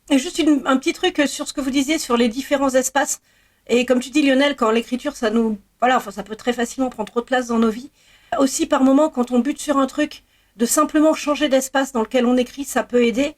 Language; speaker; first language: French; native; French